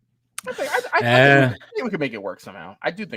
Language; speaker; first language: English; native; English